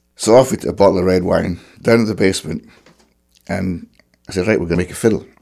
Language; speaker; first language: English; native; English